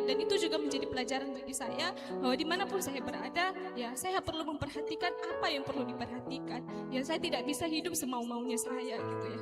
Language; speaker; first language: Indonesian; native; Indonesian